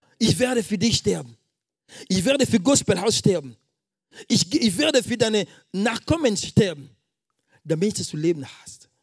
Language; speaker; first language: German; non-native, fluent; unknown